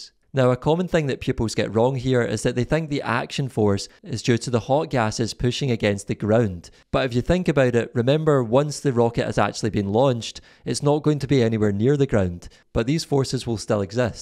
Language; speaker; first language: English; native; English